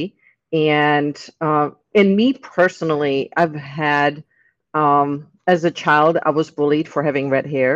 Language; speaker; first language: English; non-native, fluent; Czech